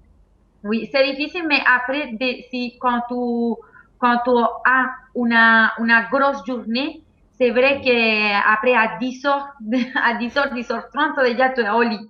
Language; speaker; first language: French; non-native, fluent; Spanish